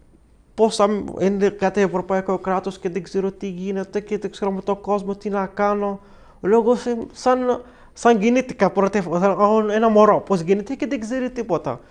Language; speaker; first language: Greek; non-native, fluent; Arabic